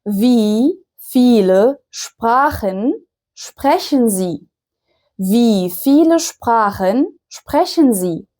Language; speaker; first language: German; non-native, fluent; Arabic